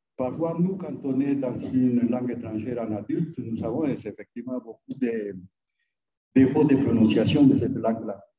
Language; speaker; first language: French; non-native, fluent; Spanish